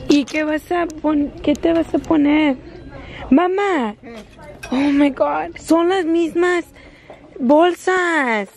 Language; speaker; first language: Spanish; early bilingual, heritage; Spanish